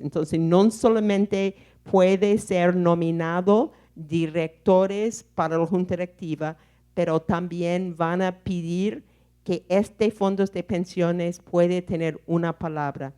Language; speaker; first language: Spanish; non-native, fluent; English